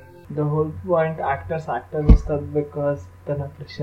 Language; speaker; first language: English; non-native, local second language; Marathi